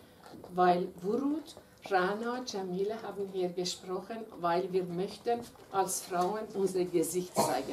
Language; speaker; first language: German; non-native, fluent; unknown